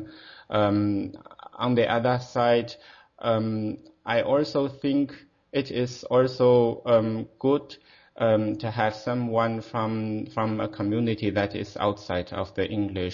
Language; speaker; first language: English; non-native, fluent; Chinese